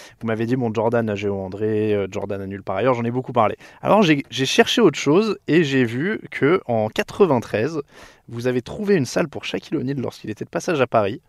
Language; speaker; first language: French; native; French